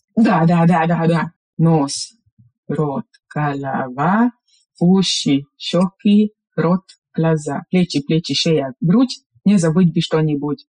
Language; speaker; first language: Russian; non-native, fluent; Hungarian